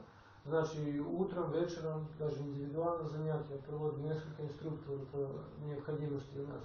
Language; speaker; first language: Russian; non-native, fluent; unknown